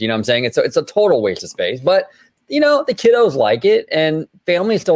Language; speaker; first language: English; native; English